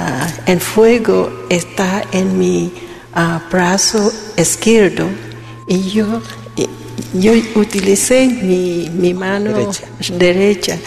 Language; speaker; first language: Spanish; non-native, learner; Vietnamese